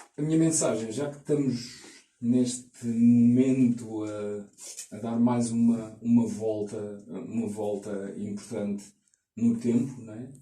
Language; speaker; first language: Portuguese; early bilingual, other home language; Kabuverdianu